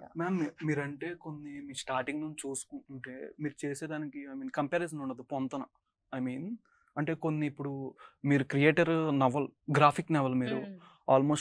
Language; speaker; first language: Telugu; native; Telugu